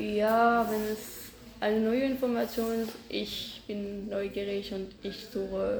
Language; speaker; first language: German; non-native, learner; French